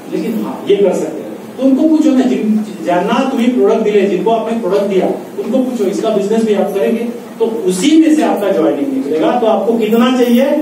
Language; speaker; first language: Hindi; non-native, local second language; Marathi